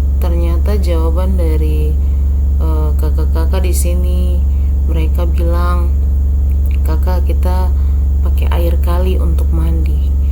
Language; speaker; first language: Indonesian; native; Indonesian